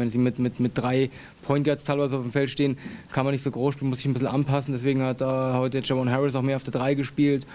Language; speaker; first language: German; native; German